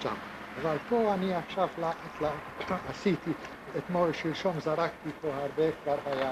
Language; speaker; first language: Hebrew; non-native, fluent; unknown